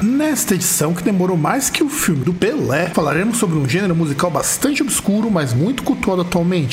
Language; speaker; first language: Portuguese; native; Portuguese